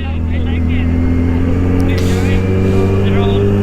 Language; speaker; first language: English; non-native, learner; Russian